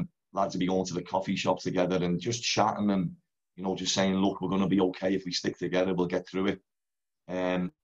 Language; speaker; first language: English; native; English